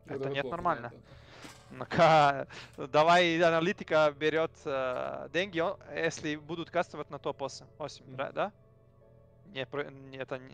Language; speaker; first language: Russian; non-native, learner; Serbian